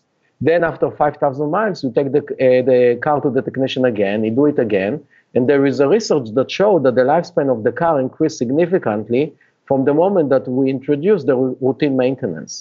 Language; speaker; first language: English; non-native, fluent; Hebrew